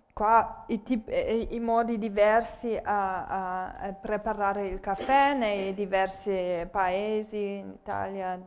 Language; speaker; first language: Italian; non-native, fluent; German